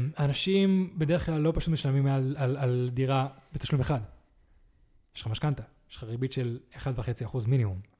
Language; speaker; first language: Hebrew; early bilingual, other home language; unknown